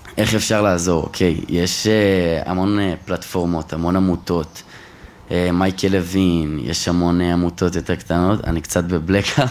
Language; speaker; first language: Hebrew; native; Hebrew